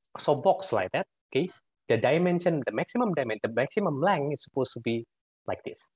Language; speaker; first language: English; non-native, fluent; Indonesian